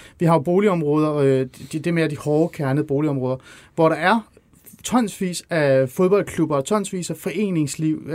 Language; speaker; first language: Danish; early bilingual, other home language; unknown